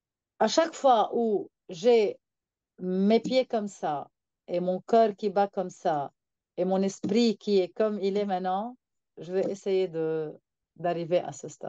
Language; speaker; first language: French; non-native, local second language; Arabic